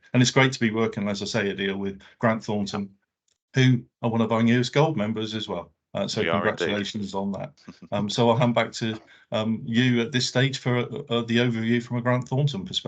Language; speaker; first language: English; native; English